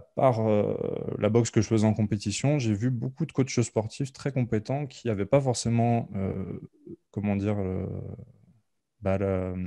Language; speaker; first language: French; native; French